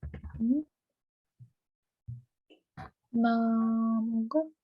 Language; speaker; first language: Korean; non-native, learner; Russian